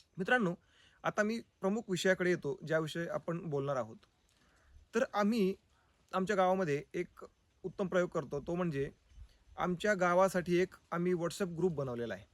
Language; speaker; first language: Marathi; native; Marathi